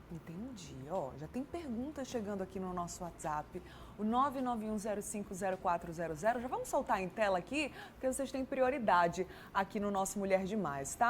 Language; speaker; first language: Portuguese; native; Portuguese